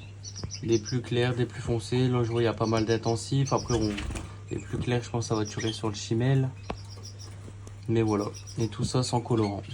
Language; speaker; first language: French; native; French